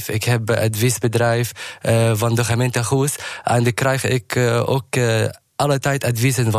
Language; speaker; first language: Dutch; non-native, learner; Arabic